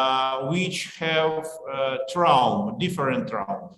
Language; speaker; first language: English; non-native, learner; Ukrainian